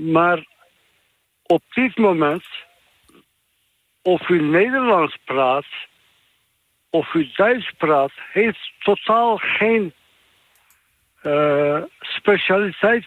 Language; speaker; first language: Dutch; non-native, fluent; Turkish